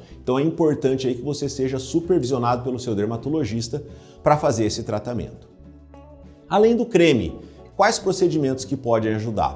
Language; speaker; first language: Portuguese; native; Portuguese